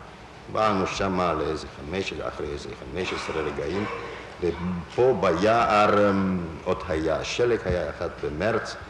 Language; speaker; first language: Hebrew; non-native, fluent; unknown